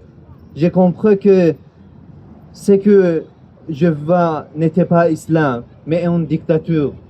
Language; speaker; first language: French; non-native, learner; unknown